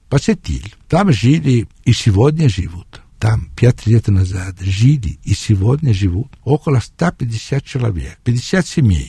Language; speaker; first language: Russian; non-native, fluent; Italian